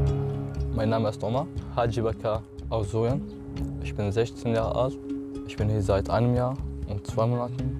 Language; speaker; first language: German; non-native, learner; Arabic